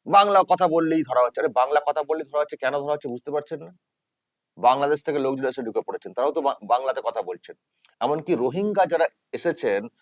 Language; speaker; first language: Bangla; native; Bangla